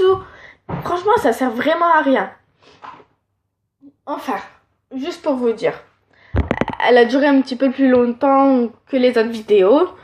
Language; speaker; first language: French; native; French